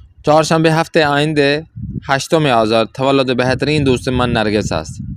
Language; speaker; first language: Persian; non-native, fluent; Urdu